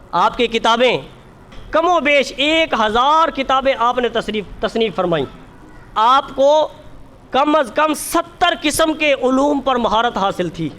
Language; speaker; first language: Urdu; native; Urdu